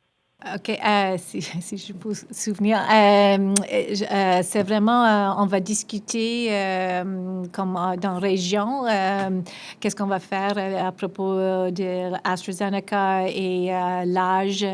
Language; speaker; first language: French; non-native, local second language; English